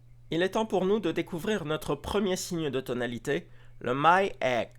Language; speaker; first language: French; native; French